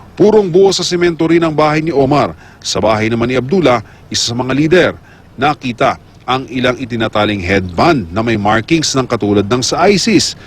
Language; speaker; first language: Filipino; native; Filipino